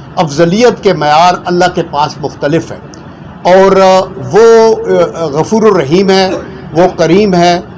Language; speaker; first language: Urdu; non-native, local second language; Punjabi